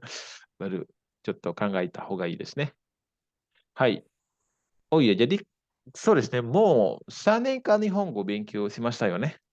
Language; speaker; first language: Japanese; non-native, fluent; Indonesian